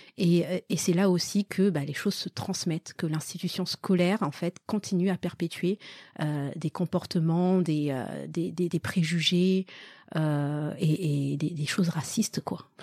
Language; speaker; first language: French; early bilingual, other home language; Malagasy